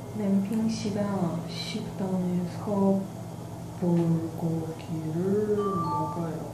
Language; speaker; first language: Korean; non-native, learner; Chinese